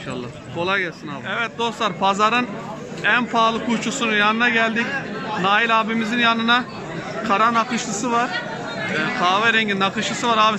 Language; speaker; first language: Turkish; native; Turkish